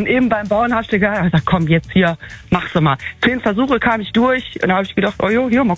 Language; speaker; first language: German; native; German